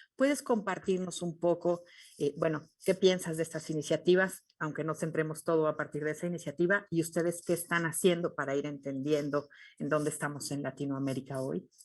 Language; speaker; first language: Spanish; native; Spanish